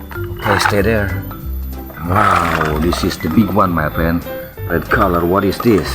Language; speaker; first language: English; non-native, learner; Indonesian